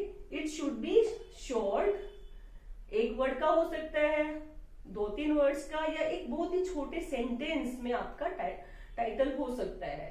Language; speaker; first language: Hindi; native; Hindi